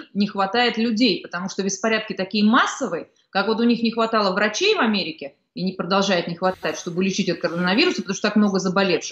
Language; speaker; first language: Russian; native; Russian